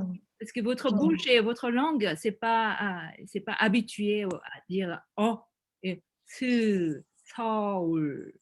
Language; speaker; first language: French; non-native, fluent; Korean